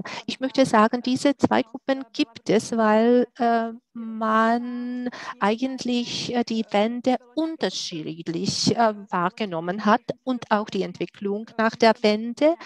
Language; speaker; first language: German; non-native, fluent; Czech